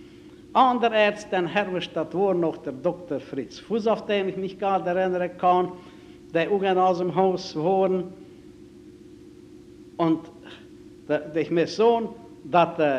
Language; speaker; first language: German; native; German